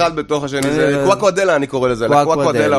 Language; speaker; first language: Hebrew; native; Hebrew